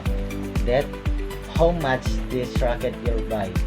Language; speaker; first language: English; non-native, learner; Indonesian